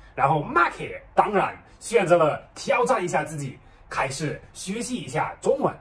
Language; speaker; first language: Chinese; non-native, fluent; German